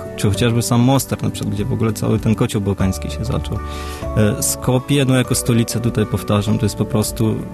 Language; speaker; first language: Polish; early bilingual, other home language; Russian